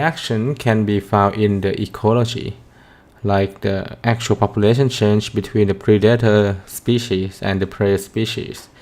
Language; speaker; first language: English; non-native, fluent; Thai